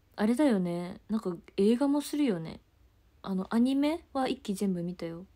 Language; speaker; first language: Japanese; native; Japanese